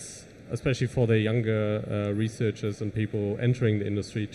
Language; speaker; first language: English; non-native, fluent; German